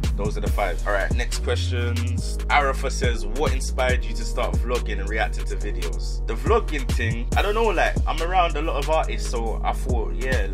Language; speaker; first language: English; native; English